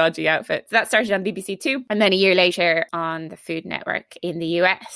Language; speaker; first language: English; native; English